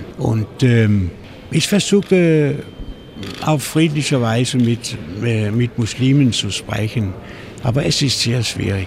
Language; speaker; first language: German; non-native, fluent; Danish